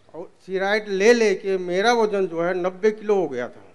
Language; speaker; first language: Hindi; native; Hindi